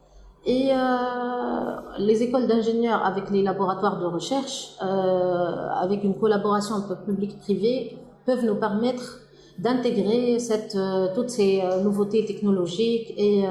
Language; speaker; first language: French; non-native, local second language; Arabic